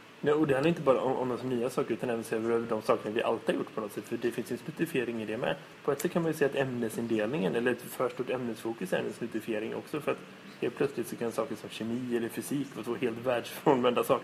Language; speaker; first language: Swedish; native; Swedish